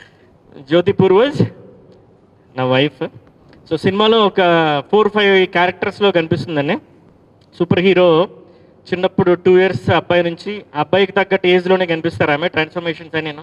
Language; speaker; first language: Telugu; native; Telugu